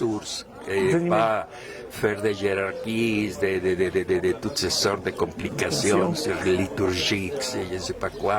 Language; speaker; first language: French; non-native, fluent; Spanish